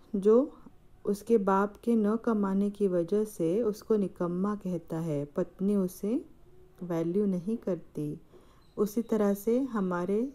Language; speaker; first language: Hindi; non-native, local second language; Marathi